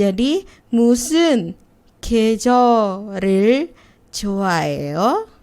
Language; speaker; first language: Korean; non-native, fluent; Indonesian